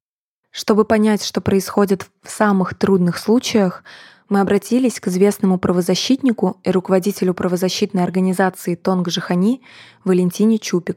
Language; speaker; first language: Russian; native; Russian